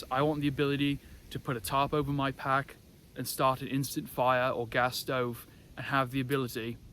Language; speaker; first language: English; native; English